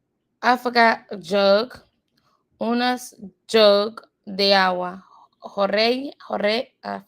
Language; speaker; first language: Spanish; non-native, learner; English